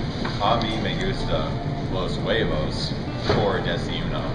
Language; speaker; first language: Spanish; non-native, learner; English